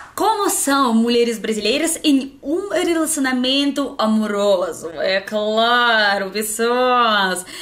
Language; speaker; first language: Portuguese; non-native, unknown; Russian